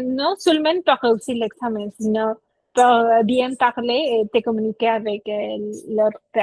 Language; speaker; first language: French; non-native, fluent; Spanish